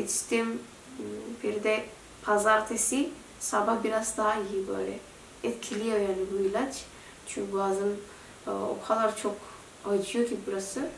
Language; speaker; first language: Turkish; non-native, learner; Indonesian